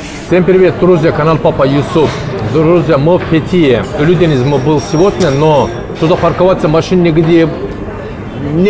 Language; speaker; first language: Russian; non-native, learner; Turkish